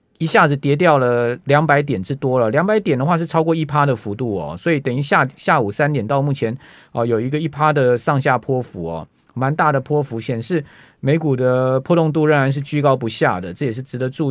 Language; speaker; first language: Chinese; native; Chinese